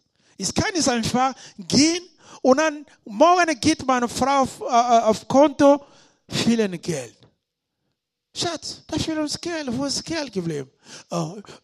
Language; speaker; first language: German; non-native, learner; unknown